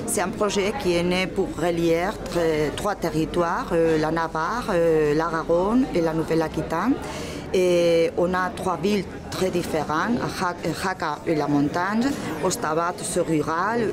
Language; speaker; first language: French; non-native, learner; Spanish